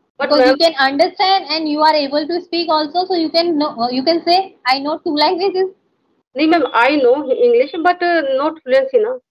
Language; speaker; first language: English; non-native, local second language; Hindi